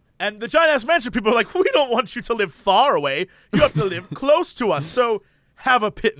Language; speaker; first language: English; native; English